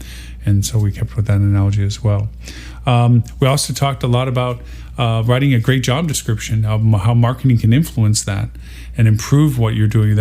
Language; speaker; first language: English; native; English